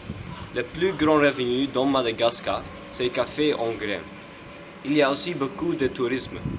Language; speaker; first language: French; non-native, learner; Dutch